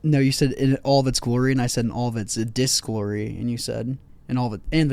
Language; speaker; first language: English; native; English